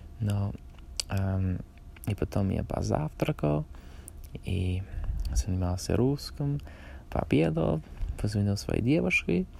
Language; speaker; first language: Russian; non-native, learner; English